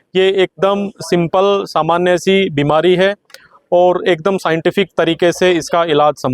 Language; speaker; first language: Hindi; native; Hindi